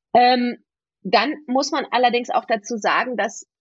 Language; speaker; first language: German; native; German